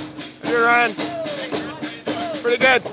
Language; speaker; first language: English; native; English